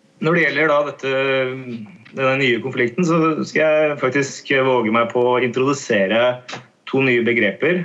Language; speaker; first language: Norwegian; native; Norwegian